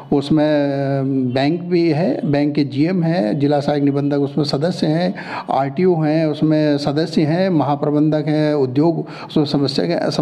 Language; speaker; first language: Hindi; native; Hindi